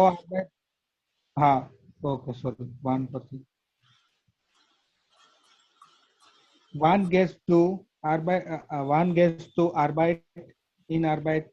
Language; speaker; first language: German; non-native, learner; Gujarati